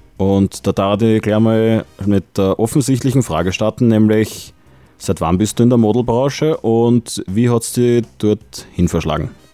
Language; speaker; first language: German; native; German